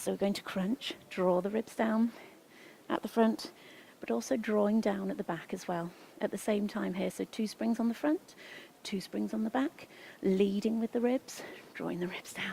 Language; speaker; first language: English; native; English